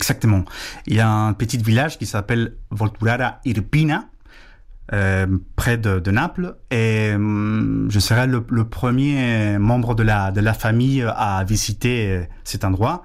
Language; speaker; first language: French; non-native, fluent; Spanish